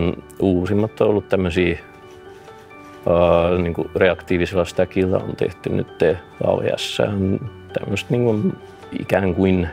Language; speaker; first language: Finnish; native; Finnish